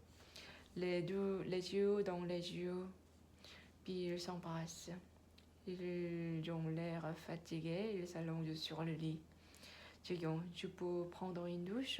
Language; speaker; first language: French; non-native, learner; Korean